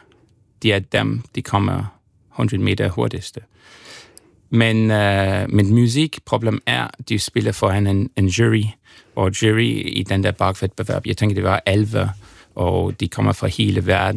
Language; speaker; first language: Danish; non-native, fluent; English